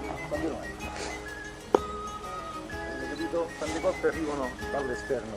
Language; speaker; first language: Italian; native; Italian